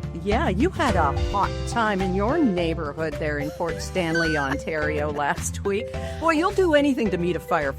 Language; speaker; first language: English; native; English